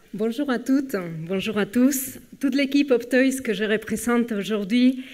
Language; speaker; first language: French; non-native, fluent; Spanish